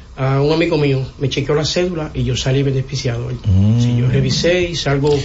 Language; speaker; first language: Spanish; native; Spanish